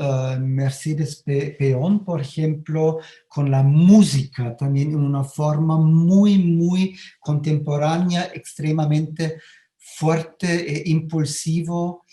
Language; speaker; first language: Spanish; non-native, fluent; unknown